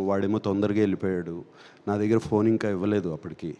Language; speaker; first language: Telugu; native; Telugu